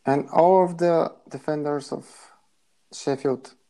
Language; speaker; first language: English; non-native, fluent; Bulgarian